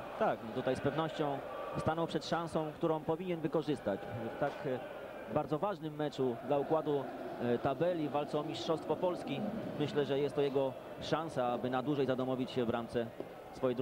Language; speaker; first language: Polish; native; Polish